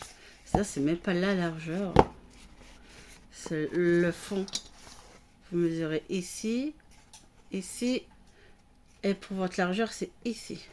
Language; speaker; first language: French; native; French